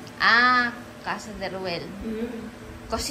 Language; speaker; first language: Spanish; non-native, learner; Filipino